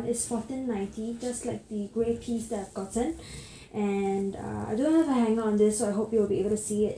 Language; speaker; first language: English; native; English